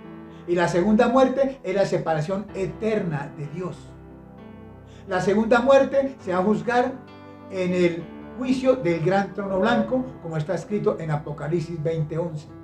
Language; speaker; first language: Spanish; native; Spanish